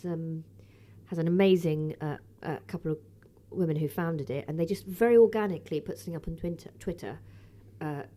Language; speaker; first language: English; native; English